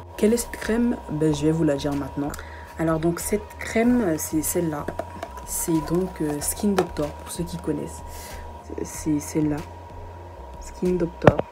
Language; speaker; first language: French; early bilingual, other home language; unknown